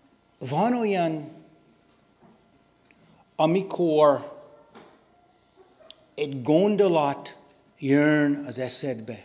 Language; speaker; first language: Hungarian; non-native, learner; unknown